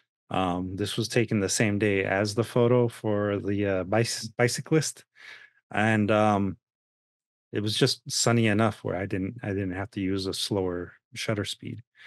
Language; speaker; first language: English; early bilingual, other home language; Spanish